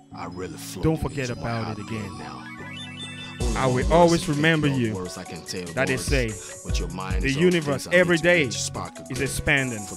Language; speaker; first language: English; non-native, local second language; Yoruba